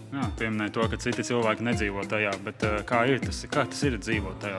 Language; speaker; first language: Latvian; native; Latvian